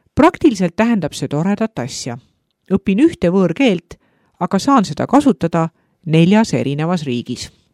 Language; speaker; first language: Estonian; native; Estonian